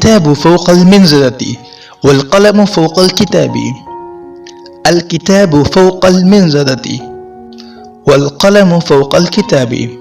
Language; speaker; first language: Arabic; non-native, fluent; Urdu